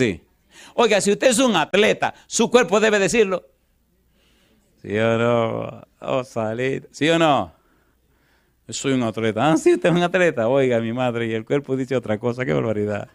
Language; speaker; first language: Spanish; native; Spanish